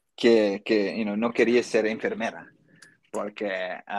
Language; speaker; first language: Spanish; non-native, fluent; English